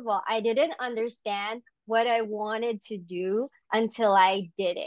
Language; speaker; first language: English; non-native, local second language; Filipino